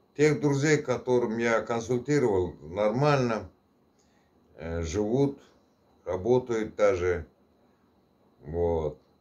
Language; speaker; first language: Russian; non-native, local second language; Turkmen